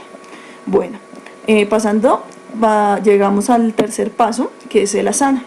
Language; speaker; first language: Spanish; native; Spanish